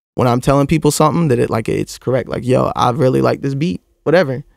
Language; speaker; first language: English; native; English